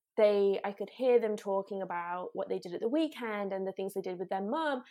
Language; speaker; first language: English; native; English